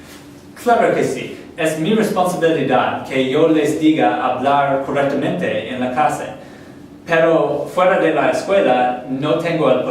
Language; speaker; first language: Spanish; non-native, learner; English